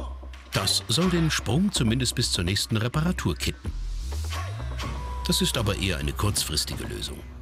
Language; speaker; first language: German; native; German